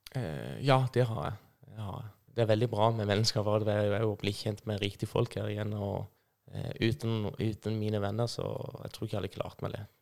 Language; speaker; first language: Norwegian; non-native, fluent; Persian